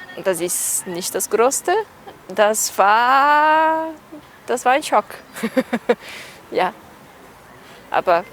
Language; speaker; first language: German; non-native, learner; Portuguese